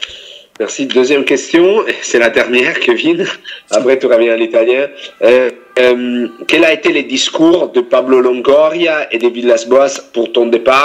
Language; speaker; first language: French; non-native, fluent; Italian